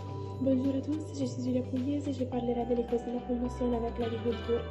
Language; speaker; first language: French; non-native, learner; Italian